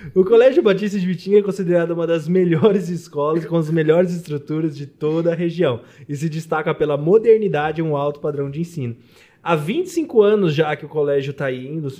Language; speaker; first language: Portuguese; native; Portuguese